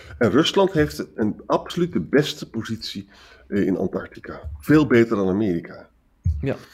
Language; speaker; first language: Dutch; native; Dutch